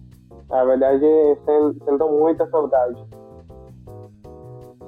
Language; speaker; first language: Portuguese; non-native, fluent; Spanish